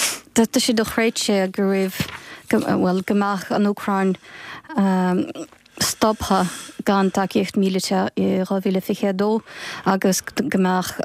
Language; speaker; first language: Irish; non-native, fluent; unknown